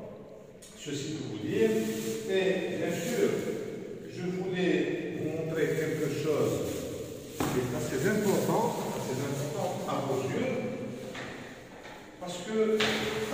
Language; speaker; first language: French; non-native, local second language; Arabic